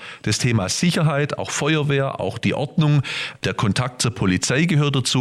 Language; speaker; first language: German; native; German